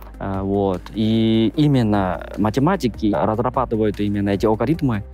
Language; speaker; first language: Russian; non-native, fluent; Chinese